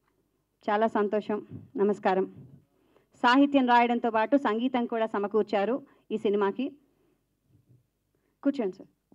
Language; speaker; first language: Telugu; native; Telugu